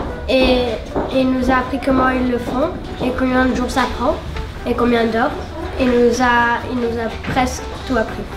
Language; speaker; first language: French; non-native, learner; English